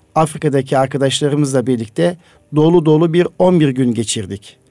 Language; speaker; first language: Turkish; native; Turkish